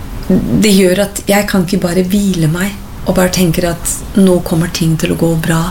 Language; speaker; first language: Norwegian; non-native, fluent; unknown